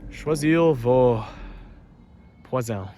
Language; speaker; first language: French; non-native, learner; English